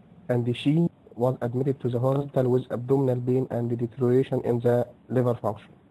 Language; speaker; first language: English; non-native, fluent; Arabic